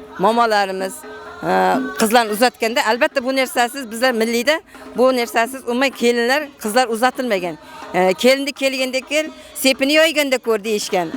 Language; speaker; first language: Uzbek; native; Uzbek